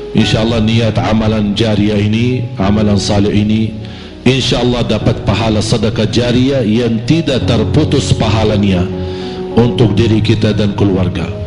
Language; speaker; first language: Malay; non-native, fluent; Arabic